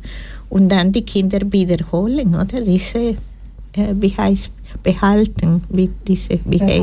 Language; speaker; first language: German; non-native, fluent; Spanish